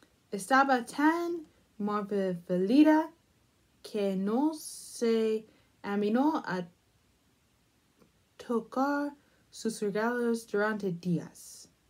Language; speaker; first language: Spanish; non-native, learner; English